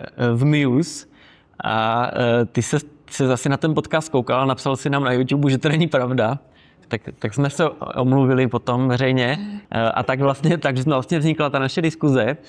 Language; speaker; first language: Czech; native; Czech